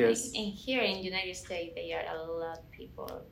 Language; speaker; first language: English; non-native, learner; Spanish